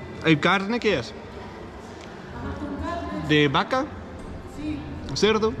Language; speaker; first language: Spanish; non-native, learner; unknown